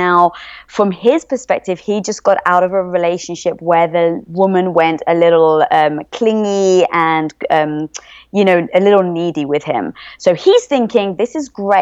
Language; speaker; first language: English; native; English